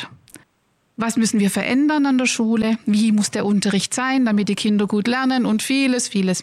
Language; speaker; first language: German; native; German